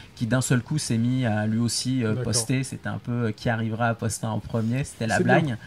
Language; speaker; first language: French; native; French